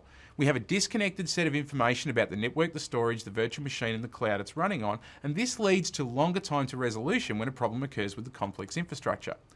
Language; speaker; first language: English; native; English